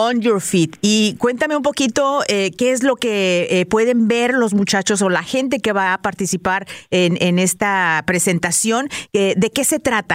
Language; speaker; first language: Spanish; native; Spanish